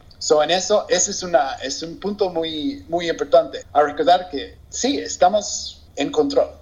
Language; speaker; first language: Spanish; non-native, learner; English